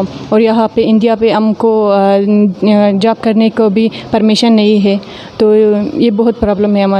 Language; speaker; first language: Hindi; non-native, fluent; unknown